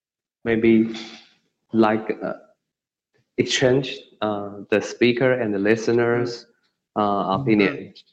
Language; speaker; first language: English; non-native, learner; Chinese